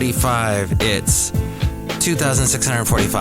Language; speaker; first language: English; native; English